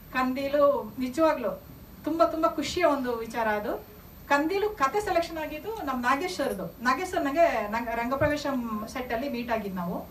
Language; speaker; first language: Kannada; non-native, local second language; Kodava